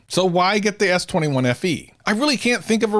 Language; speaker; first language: English; native; English